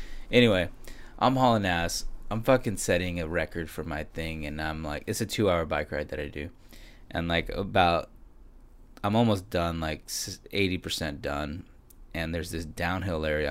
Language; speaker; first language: English; early bilingual, other home language; Spanish